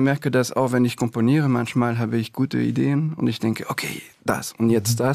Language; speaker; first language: German; non-native, fluent; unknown